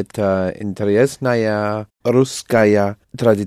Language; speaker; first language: Russian; non-native, learner; English